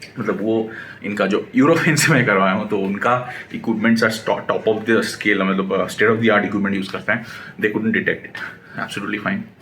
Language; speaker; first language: Hindi; non-native, local second language; Bangla